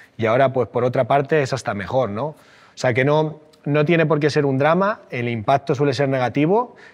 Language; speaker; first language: Spanish; native; Spanish